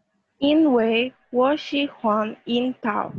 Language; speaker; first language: Chinese; non-native, learner; Urdu